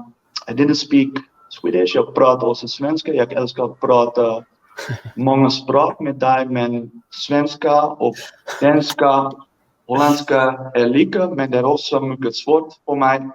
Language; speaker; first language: Swedish; non-native, learner; Dutch